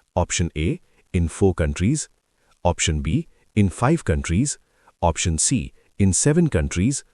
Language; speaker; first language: English; non-native, local second language; Hindi